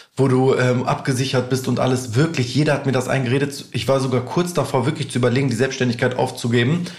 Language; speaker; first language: German; native; German